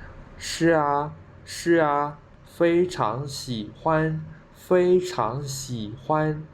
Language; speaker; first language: Chinese; non-native, fluent; Khmer